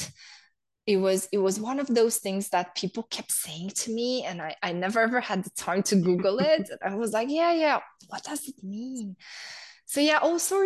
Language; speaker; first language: English; non-native, fluent; Romanian